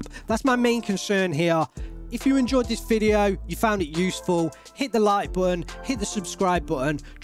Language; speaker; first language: English; native; English